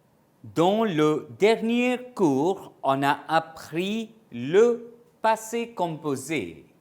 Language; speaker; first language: French; non-native, fluent; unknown